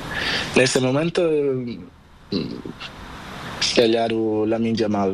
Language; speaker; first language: Spanish; non-native, learner; Portuguese